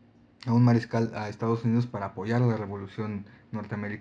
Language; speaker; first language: Spanish; native; Spanish